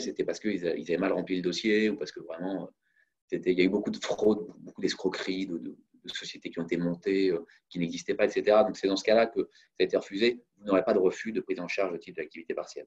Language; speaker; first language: French; native; French